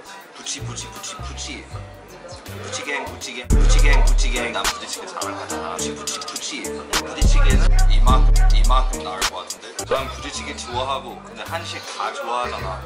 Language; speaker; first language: Korean; non-native, fluent; English